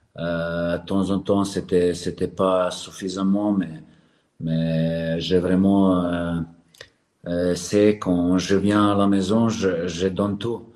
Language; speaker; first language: French; non-native, learner; Serbian